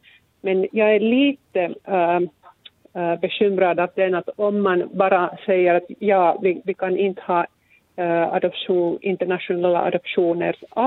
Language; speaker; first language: Swedish; non-native, local second language; Finnish